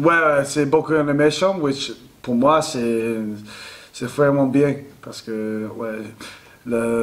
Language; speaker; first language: French; non-native, learner; English